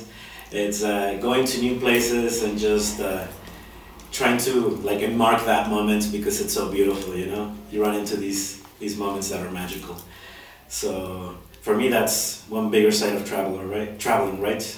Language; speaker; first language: English; non-native, fluent; Spanish